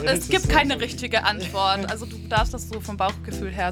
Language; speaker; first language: German; non-native, fluent; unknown